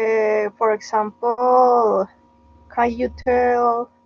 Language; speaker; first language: English; non-native, learner; Spanish